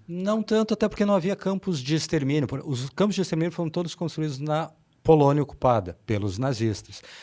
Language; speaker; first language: Portuguese; native; Portuguese